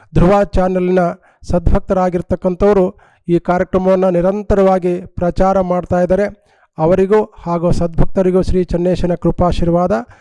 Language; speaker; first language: Kannada; native; Kannada